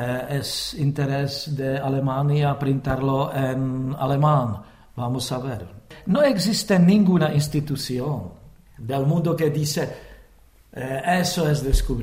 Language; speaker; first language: Spanish; non-native, fluent; Czech